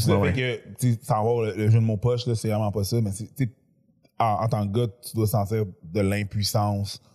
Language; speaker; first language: French; native; French